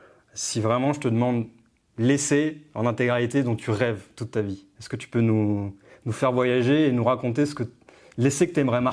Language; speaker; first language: French; native; French